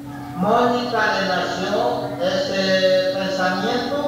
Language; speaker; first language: Spanish; non-native, local second language; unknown